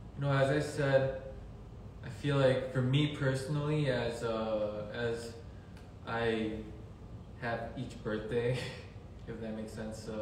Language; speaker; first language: English; early bilingual, other home language; Korean